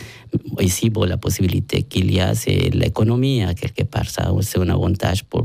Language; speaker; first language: French; non-native, learner; Spanish